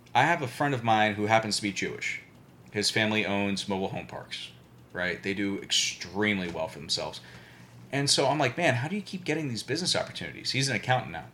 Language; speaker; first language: English; early bilingual, other home language; Albanian